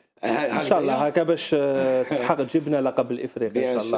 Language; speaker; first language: Arabic; native; Arabic